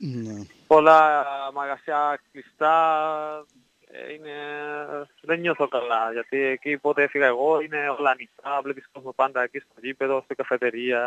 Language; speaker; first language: Greek; non-native, learner; Spanish